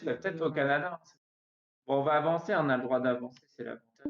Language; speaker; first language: French; native; French